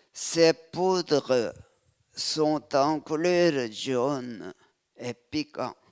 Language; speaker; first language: French; non-native, fluent; Korean